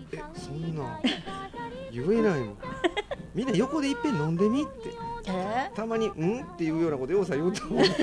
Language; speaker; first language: Japanese; native; Japanese